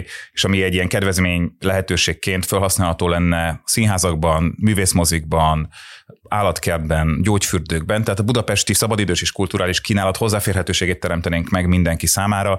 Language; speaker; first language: Hungarian; native; Hungarian